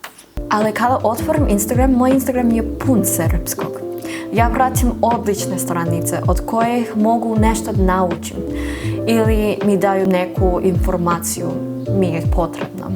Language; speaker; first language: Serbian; non-native, fluent; English